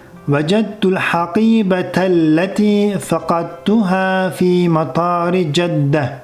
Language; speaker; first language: Arabic; non-native, fluent; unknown